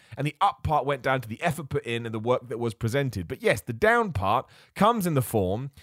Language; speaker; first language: English; native; English